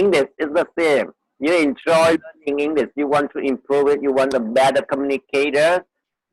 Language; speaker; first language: English; non-native, fluent; Vietnamese